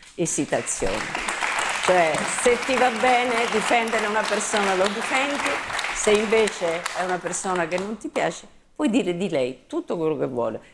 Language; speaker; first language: Italian; native; Italian